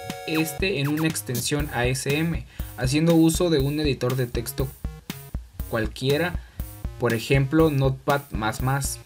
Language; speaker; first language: Spanish; native; Spanish